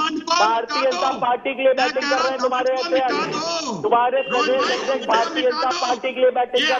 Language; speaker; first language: Hindi; native; Hindi